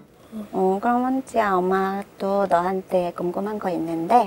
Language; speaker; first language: Korean; non-native, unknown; Khmer